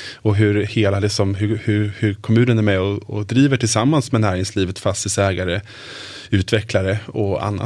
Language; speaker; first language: Swedish; native; Swedish